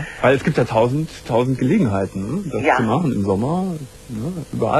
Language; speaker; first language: German; native; German